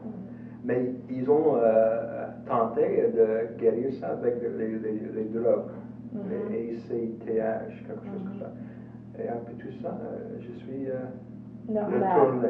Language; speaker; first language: French; non-native, local second language; English